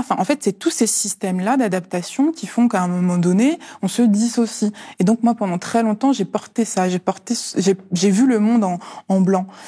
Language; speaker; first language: French; early bilingual, other home language; Lingala